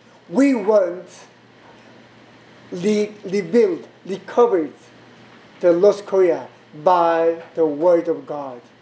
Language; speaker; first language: English; non-native, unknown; Korean